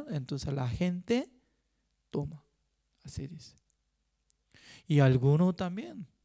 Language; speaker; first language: Spanish; non-native, fluent; Korean